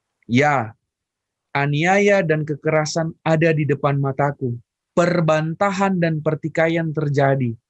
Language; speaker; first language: Indonesian; native; Indonesian